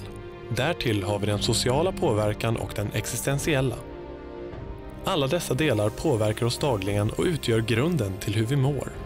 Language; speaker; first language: Swedish; native; Swedish